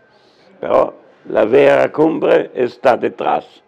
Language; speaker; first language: Spanish; non-native, learner; German